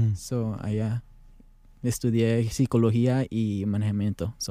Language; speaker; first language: Spanish; early bilingual, heritage; Spanish